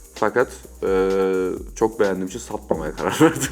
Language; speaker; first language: Turkish; native; Turkish